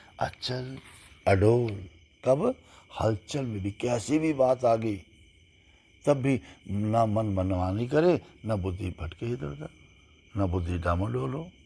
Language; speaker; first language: Hindi; native; Hindi